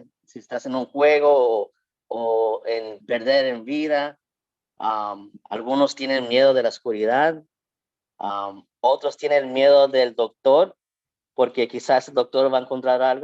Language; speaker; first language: Spanish; early bilingual, heritage; Spanish